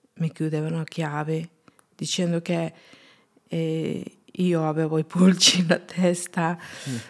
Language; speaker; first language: Italian; non-native, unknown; Spanish